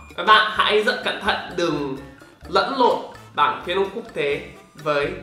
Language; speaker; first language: Vietnamese; non-native, fluent; English